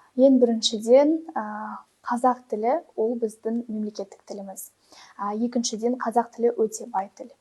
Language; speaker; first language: Kazakh; non-native, local second language; Russian